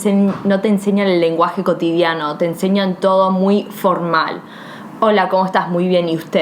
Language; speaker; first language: Spanish; early bilingual, heritage; Spanish